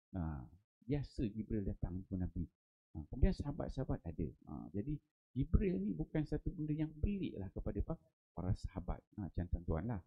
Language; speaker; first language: Malay; native; Malay